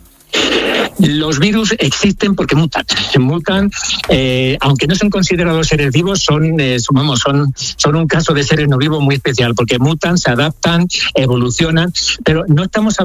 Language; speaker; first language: Spanish; native; Spanish